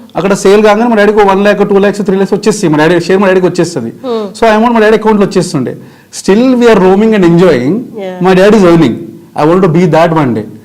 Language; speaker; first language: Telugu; native; Telugu